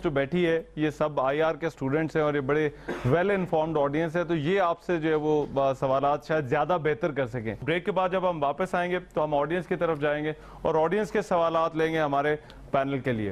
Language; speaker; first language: Urdu; native; Urdu